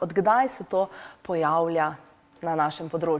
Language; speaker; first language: Slovenian; native; Slovenian